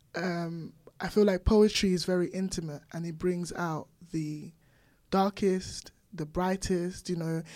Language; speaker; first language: English; non-native, local second language; Igbo